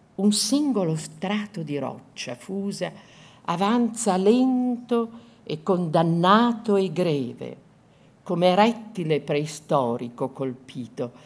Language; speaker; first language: Italian; native; Italian